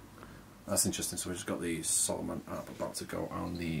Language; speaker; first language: English; native; English